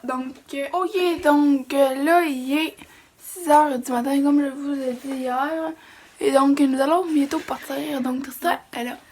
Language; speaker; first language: French; native; French